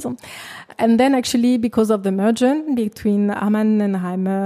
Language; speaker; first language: English; non-native, fluent; French